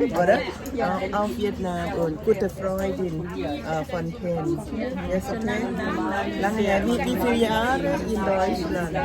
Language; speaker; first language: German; non-native, learner; Thai